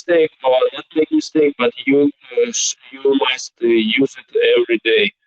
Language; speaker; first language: English; non-native, learner; Belarusian